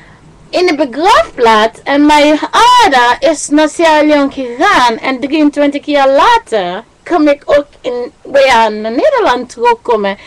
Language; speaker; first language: Dutch; non-native, learner; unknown